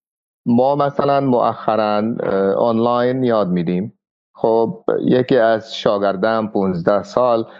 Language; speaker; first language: Persian; non-native, fluent; Arabic